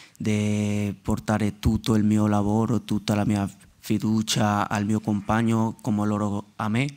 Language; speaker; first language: Italian; non-native, learner; Spanish